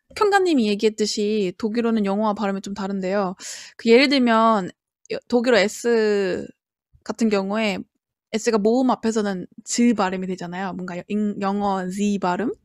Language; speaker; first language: Korean; native; Korean